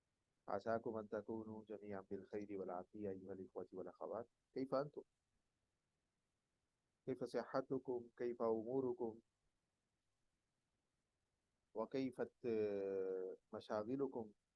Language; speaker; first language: Arabic; non-native, fluent; Urdu